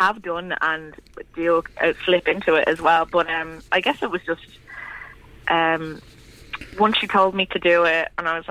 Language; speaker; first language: English; native; English